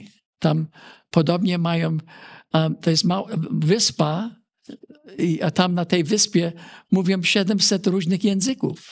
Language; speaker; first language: Polish; early bilingual, heritage; Polish